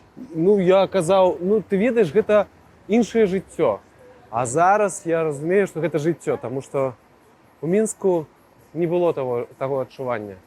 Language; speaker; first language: Belarusian; non-native, local second language; Russian